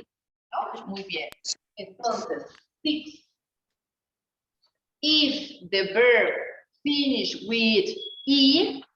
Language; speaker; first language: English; non-native, learner; Spanish